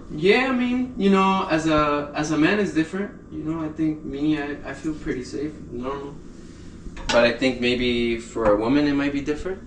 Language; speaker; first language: English; early bilingual, other home language; Spanish